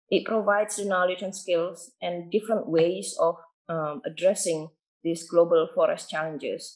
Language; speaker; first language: English; non-native, fluent; Indonesian